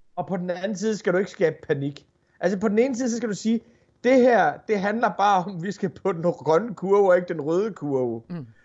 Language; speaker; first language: Danish; native; Danish